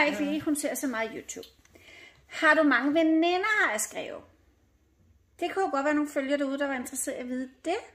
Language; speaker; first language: Danish; native; Danish